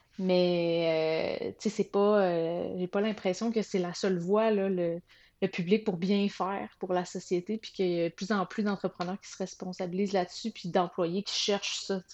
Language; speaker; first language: French; native; French